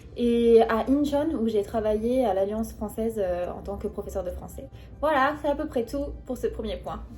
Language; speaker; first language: French; native; French